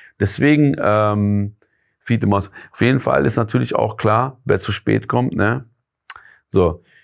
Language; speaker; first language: German; early bilingual, other home language; Persian